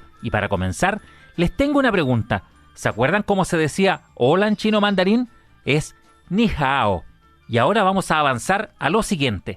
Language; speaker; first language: Spanish; native; Spanish